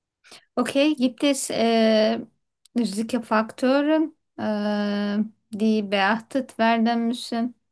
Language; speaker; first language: German; non-native, learner; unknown